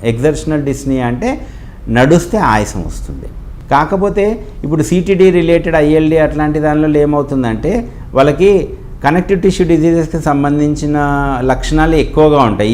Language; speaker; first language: Telugu; native; Telugu